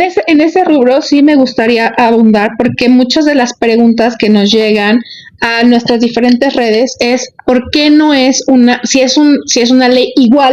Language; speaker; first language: Spanish; native; Spanish